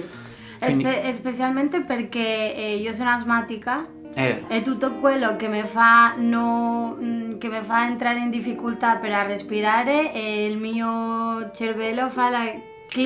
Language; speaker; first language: Italian; non-native, learner; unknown